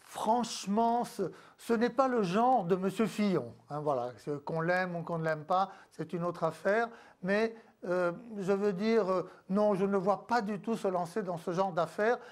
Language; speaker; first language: French; native; French